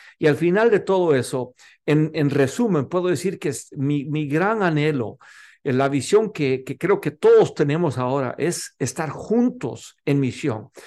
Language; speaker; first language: Spanish; non-native, local second language; English